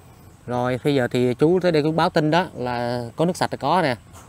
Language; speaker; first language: Vietnamese; native; Vietnamese